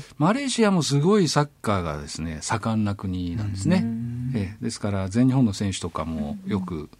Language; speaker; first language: Japanese; native; Japanese